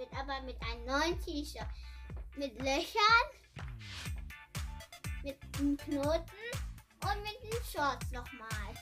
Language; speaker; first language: German; early bilingual, other home language; Filipino